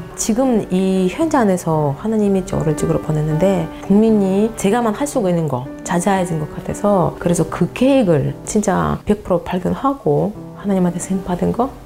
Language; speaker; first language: Korean; non-native, fluent; Russian